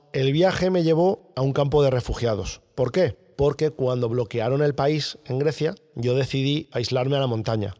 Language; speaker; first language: Spanish; native; Spanish